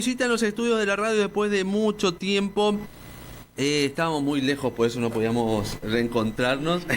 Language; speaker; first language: Spanish; native; Spanish